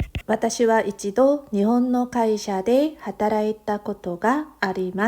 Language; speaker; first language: Japanese; non-native, fluent; Korean